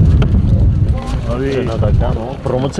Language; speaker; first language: Polish; native; Polish